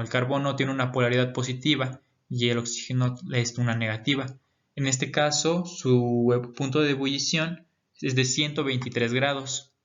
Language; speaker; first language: Spanish; native; Spanish